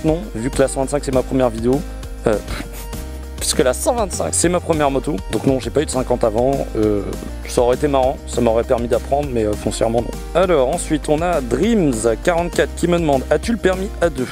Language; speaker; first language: French; native; French